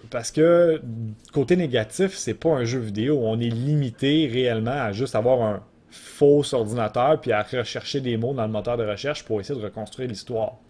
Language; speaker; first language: French; native; French